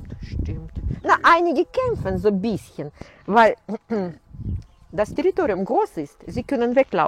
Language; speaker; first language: German; non-native, fluent; Russian